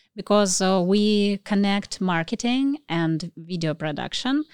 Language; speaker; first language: English; non-native, learner; Russian